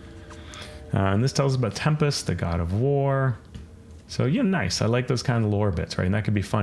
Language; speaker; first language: English; native; English